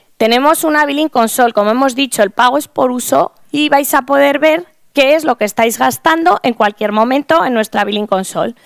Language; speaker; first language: Spanish; native; Spanish